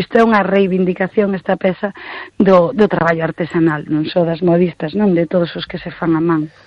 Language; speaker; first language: Galician; native; Galician